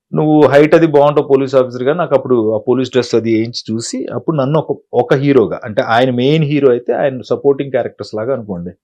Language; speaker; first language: Telugu; native; Telugu